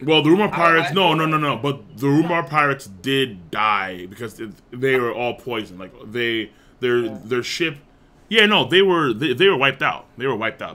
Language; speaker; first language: English; native; English